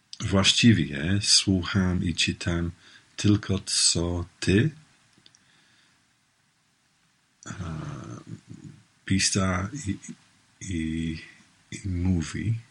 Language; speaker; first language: Polish; non-native, learner; English